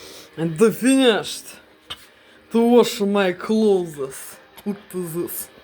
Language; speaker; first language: English; non-native, learner; Russian